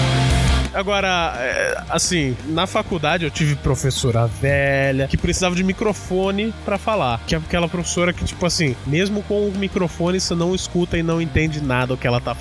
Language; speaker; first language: Portuguese; native; Portuguese